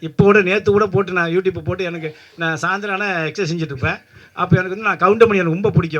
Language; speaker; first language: Tamil; native; Tamil